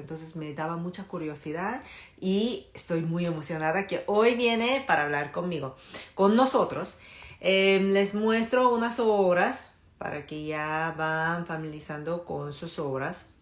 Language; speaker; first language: Spanish; non-native, fluent; Korean